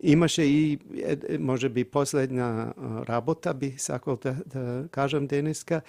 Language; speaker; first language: Macedonian; non-native, fluent; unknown